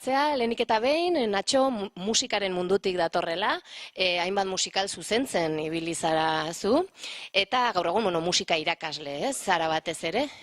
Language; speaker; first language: Basque; native; Basque